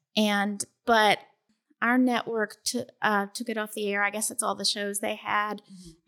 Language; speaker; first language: English; native; English